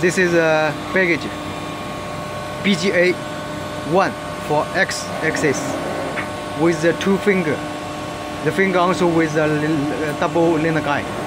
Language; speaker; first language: English; non-native, learner; Chinese